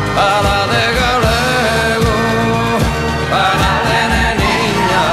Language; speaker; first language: Galician; native; Galician